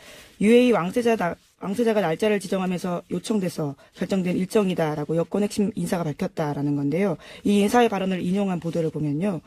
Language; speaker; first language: Korean; native; Korean